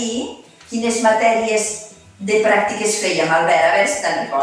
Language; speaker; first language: Catalan; native; Catalan